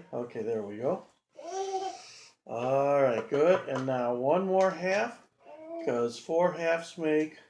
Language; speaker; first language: English; native; English